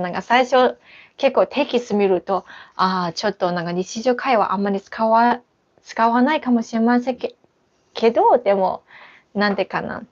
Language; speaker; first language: Japanese; non-native, fluent; Chinese